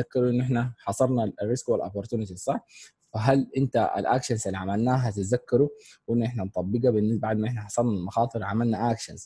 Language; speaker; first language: Arabic; native; Arabic